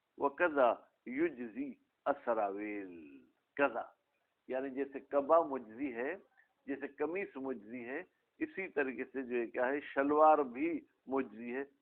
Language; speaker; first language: Urdu; non-native, local second language; Sindhi